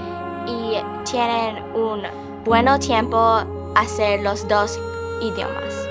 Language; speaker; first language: Spanish; non-native, learner; English